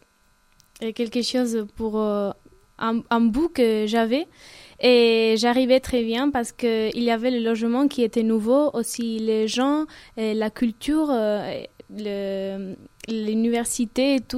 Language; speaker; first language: French; non-native, fluent; Spanish